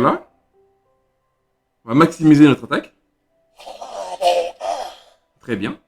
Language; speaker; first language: French; native; French